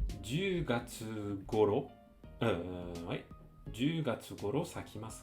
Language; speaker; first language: Japanese; non-native, fluent; French